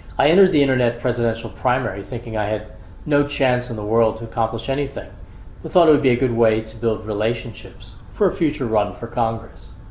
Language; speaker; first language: English; native; English